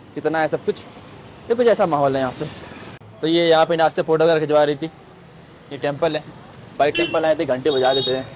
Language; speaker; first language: Hindi; native; Hindi